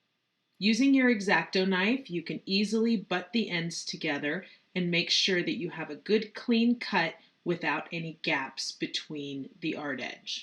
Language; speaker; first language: English; native; English